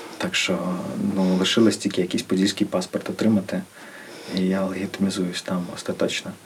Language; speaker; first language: Ukrainian; non-native, local second language; Russian